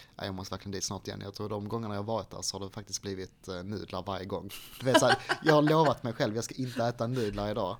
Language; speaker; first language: Swedish; native; Swedish